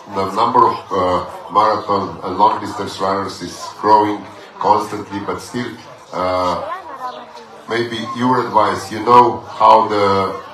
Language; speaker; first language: English; non-native, fluent; Slovenian